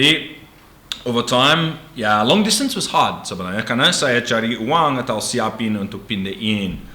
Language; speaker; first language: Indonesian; non-native, learner; English